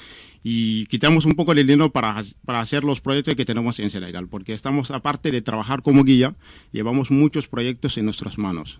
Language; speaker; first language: Spanish; non-native, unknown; Wolof